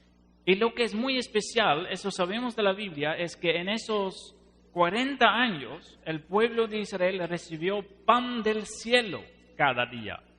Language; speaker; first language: Spanish; non-native, fluent; Dutch